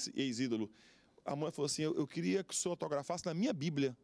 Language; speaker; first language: Portuguese; native; Portuguese